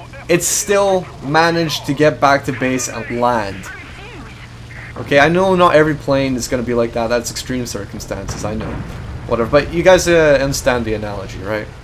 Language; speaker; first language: English; native; English